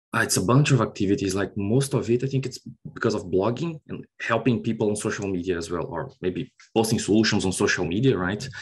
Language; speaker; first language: English; non-native, fluent; Portuguese